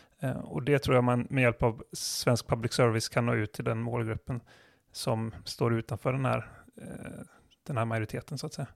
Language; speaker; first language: Swedish; native; Swedish